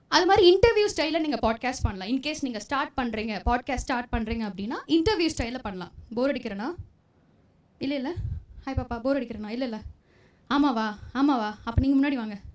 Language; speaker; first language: Tamil; non-native, local second language; Telugu